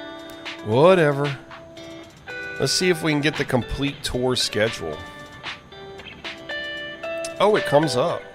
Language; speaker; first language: English; native; English